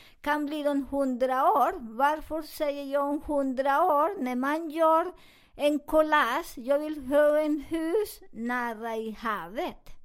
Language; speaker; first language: Swedish; non-native, fluent; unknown